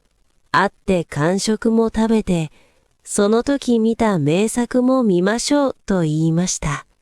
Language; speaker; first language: Japanese; non-native, fluent; Korean